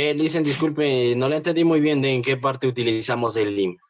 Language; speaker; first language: Spanish; native; Spanish